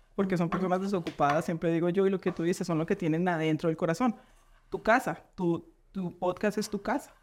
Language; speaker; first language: Spanish; native; Spanish